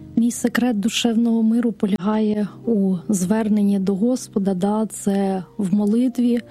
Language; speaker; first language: Ukrainian; native; Ukrainian